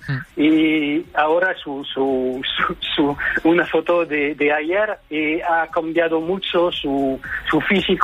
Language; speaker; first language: Spanish; non-native, fluent; French